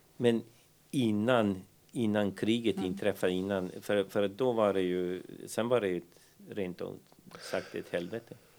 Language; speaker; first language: Swedish; non-native, fluent; Bosnian